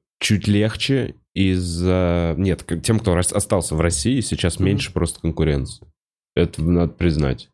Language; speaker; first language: Russian; native; Russian